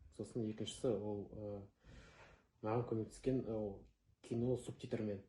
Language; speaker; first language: Kazakh; non-native, local second language; Russian